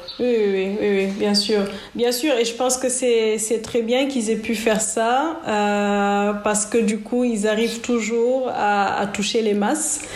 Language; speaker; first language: French; non-native, local second language; Wolof